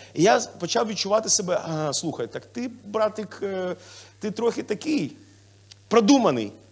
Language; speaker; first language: Ukrainian; non-native, local second language; Russian